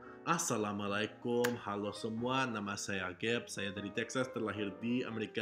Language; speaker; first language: Indonesian; non-native, fluent; English